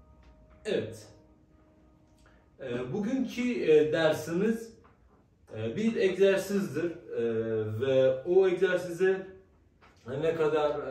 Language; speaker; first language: Turkish; non-native, fluent; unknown